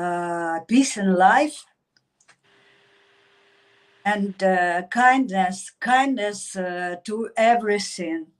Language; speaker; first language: English; non-native, learner; Russian